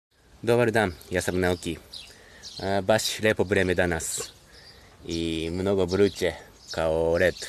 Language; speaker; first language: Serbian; non-native, learner; Japanese